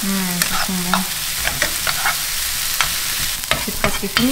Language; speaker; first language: French; early bilingual, heritage; English